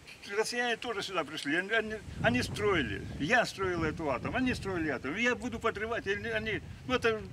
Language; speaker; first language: Russian; native; Russian